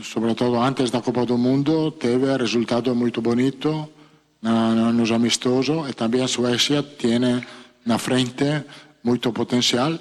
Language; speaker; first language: Portuguese; non-native, fluent; Italian